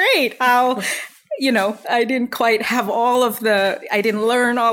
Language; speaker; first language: English; non-native, local second language; Filipino